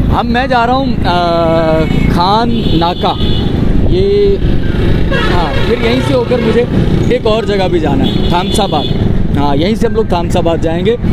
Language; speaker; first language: Urdu; native; Urdu